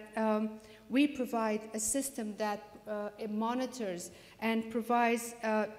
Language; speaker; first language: English; non-native, fluent; Persian